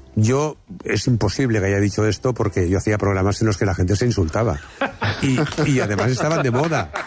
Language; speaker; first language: Spanish; native; Spanish